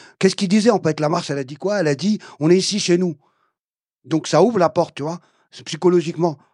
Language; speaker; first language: French; early bilingual, other home language; Arabic